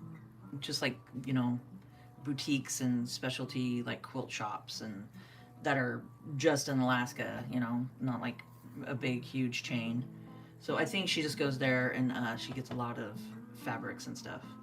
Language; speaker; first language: English; native; English